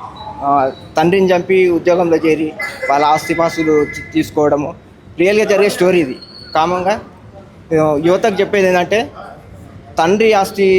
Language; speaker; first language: Telugu; native; Telugu